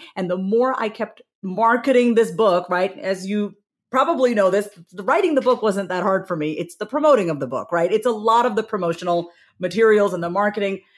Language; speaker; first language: English; native; English